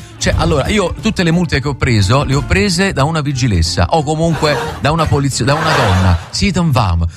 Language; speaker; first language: Italian; native; Italian